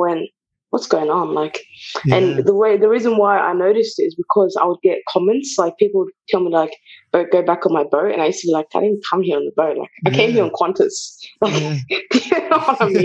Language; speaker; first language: English; early bilingual, other home language; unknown